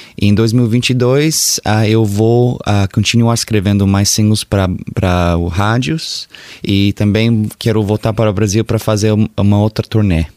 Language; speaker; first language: Portuguese; early bilingual, heritage; Portuguese